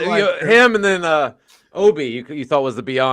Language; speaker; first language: English; native; English